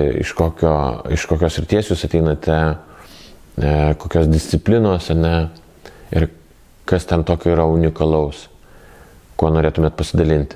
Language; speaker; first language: Lithuanian; native; Lithuanian